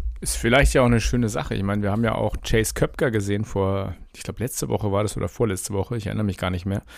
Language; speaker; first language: German; native; German